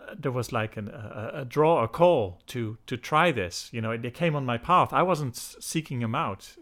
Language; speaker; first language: English; non-native, fluent; Dutch